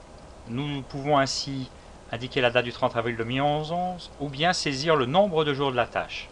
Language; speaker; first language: French; native; French